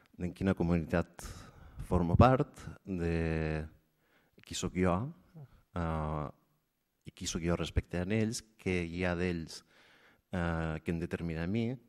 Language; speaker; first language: Catalan; native; Catalan